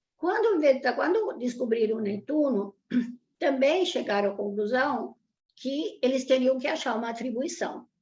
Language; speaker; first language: Portuguese; early bilingual, other home language; Italian